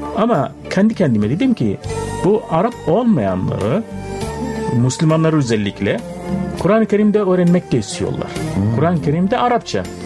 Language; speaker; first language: Turkish; non-native, fluent; Arabic